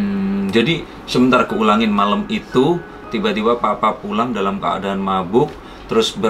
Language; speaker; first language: Indonesian; native; Indonesian